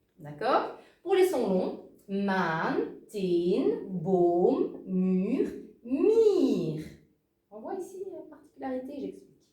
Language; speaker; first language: French; native; French